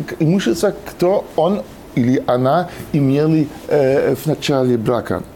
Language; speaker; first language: Russian; non-native, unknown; German